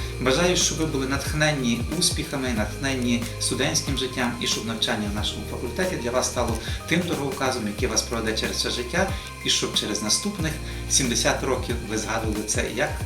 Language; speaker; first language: Ukrainian; native; Ukrainian